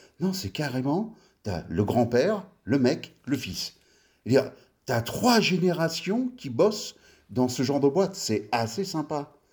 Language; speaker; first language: French; early bilingual, other home language; Italian